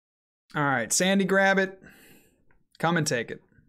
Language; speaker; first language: English; native; English